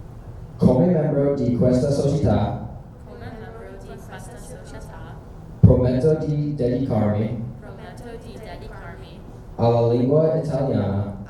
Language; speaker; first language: Italian; non-native, learner; English